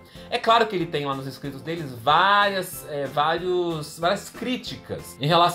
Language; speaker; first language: Portuguese; native; Portuguese